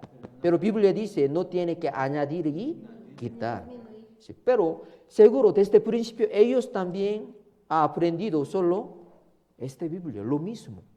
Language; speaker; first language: Spanish; non-native, learner; Korean